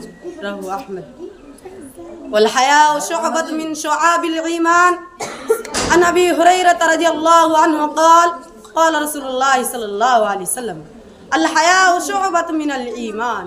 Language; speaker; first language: Arabic; non-native, learner; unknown